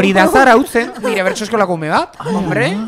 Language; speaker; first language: Basque; native; Basque